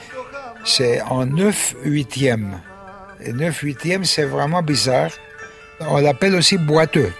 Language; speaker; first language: French; non-native, fluent; Greek